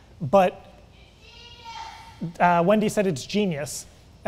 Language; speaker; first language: English; native; English